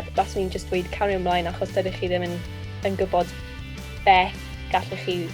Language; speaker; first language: Welsh; non-native, local second language; English